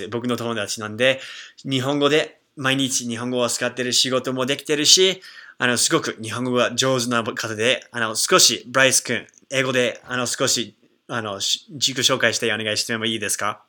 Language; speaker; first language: Japanese; non-native, fluent; English